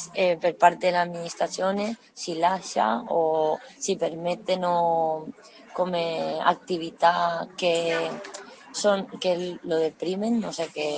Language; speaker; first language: Italian; non-native, learner; Spanish